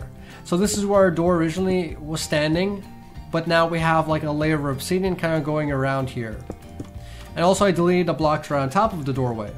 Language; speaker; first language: English; native; English